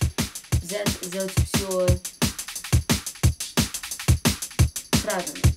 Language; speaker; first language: Russian; early bilingual, other home language; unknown